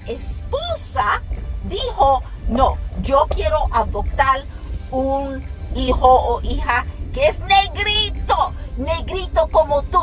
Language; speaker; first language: Spanish; early bilingual, heritage; Spanish